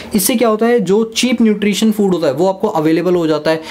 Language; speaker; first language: Hindi; native; Hindi